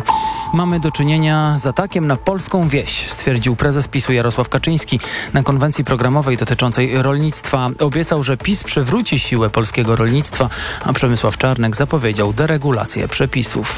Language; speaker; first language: Polish; native; Polish